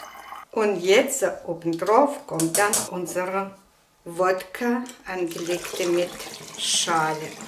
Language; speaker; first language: German; non-native, learner; Russian